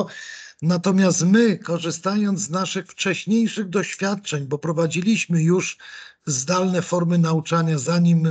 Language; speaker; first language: Polish; native; Polish